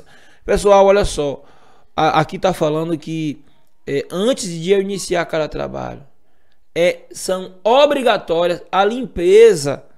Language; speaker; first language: Portuguese; native; Portuguese